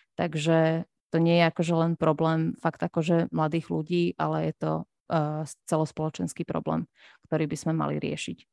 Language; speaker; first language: Slovak; non-native, local second language; Hungarian